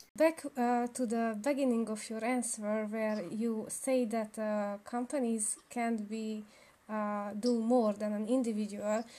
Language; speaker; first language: English; non-native, learner; Hungarian